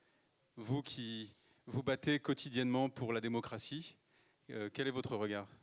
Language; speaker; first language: French; native; French